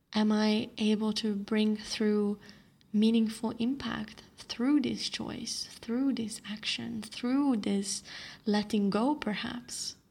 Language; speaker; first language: English; non-native, fluent; Slovenian